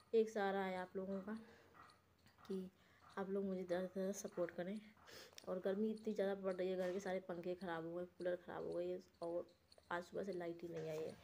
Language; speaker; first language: Hindi; native; Hindi